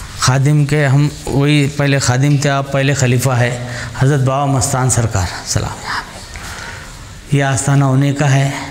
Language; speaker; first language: Hindi; native; Hindi